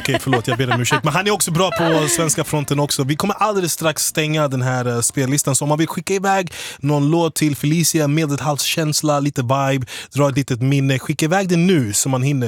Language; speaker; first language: Swedish; native; Swedish